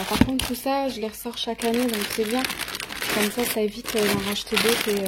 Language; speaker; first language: French; native; French